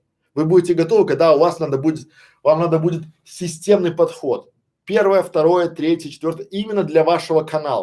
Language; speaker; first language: Russian; native; Russian